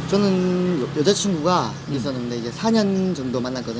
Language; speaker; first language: Korean; native; Korean